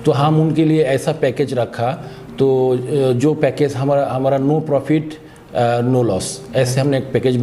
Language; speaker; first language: Hindi; non-native, fluent; Bangla